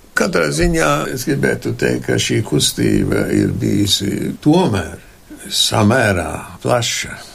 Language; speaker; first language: Latvian; non-native, local second language; German